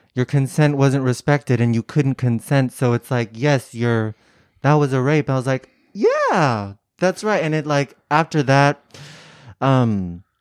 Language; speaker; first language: English; native; English